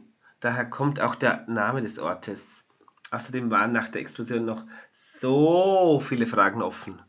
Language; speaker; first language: German; native; German